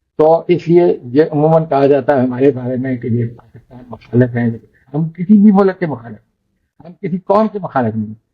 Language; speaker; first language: Urdu; non-native, local second language; Pahari-Potwari